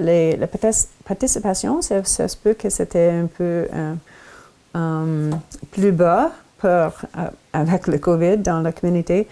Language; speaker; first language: French; non-native, local second language; English